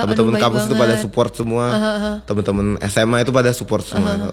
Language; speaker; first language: Indonesian; native; Indonesian